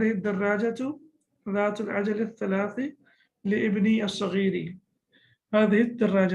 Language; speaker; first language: Arabic; non-native, fluent; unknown